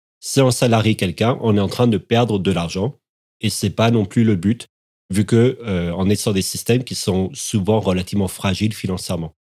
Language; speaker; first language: French; native; French